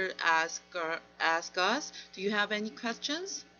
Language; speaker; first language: English; non-native, learner; Korean